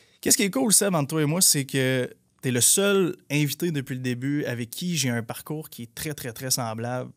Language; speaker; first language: French; native; French